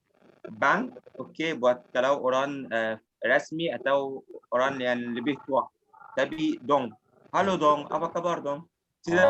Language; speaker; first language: Indonesian; non-native, learner; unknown